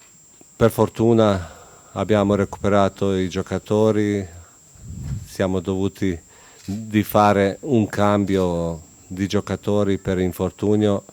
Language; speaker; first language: Italian; non-native, fluent; Bosnian